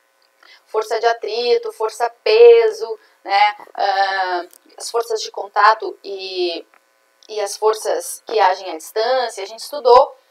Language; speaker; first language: Portuguese; native; Portuguese